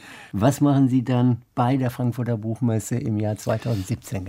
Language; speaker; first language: German; native; German